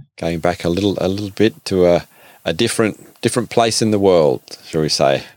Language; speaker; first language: English; native; English